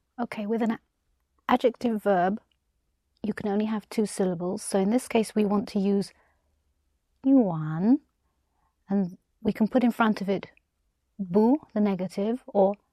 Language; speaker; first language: English; non-native, learner; Chinese